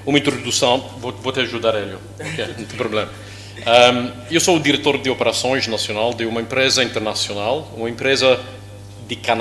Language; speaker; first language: Portuguese; non-native, learner; English